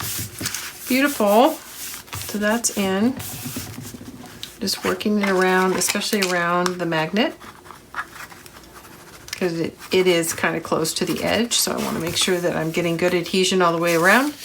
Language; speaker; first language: English; native; English